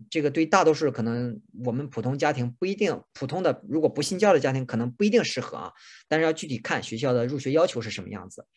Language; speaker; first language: Chinese; native; Chinese